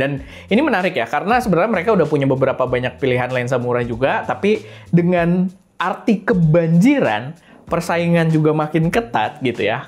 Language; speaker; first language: Indonesian; native; Indonesian